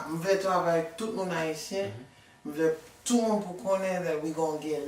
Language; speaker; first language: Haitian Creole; early bilingual, heritage; English